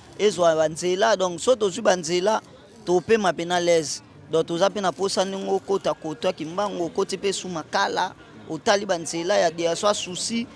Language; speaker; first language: Lingala; native; Lingala